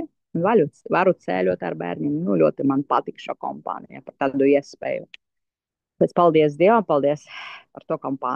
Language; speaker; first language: Latvian; non-native, local second language; Russian